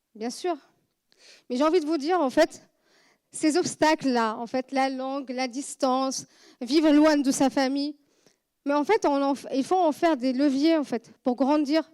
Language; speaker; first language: French; non-native, fluent; Arabic